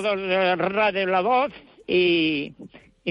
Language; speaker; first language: Spanish; non-native, local second language; Galician